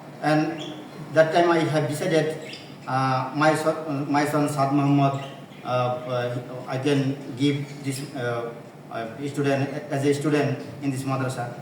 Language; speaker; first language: English; non-native, local second language; Bangla